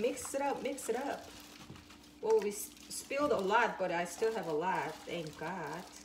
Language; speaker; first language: English; non-native, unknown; Korean